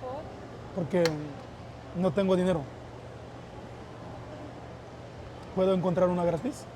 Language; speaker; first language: Spanish; non-native, learner; Haitian Creole